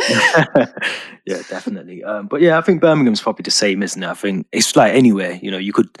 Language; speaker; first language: English; native; English